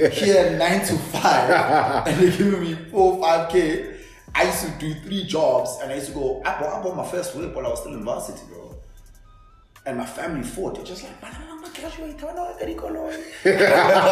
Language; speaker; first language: English; non-native, local second language; Zulu